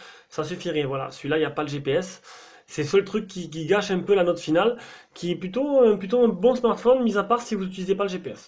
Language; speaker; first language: French; native; French